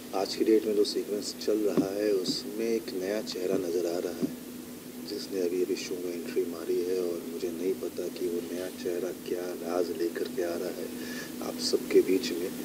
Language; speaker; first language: Hindi; native; Hindi